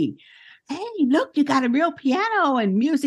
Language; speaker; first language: English; native; English